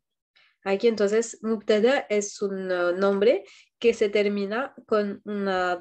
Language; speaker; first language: Spanish; non-native, fluent; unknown